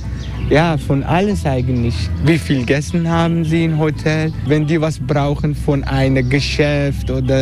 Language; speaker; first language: German; non-native, fluent; Turkish